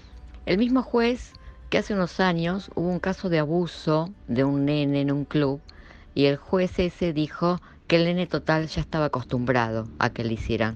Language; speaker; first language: Spanish; native; Spanish